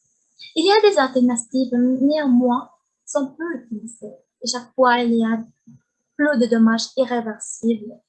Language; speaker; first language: French; non-native, learner; Spanish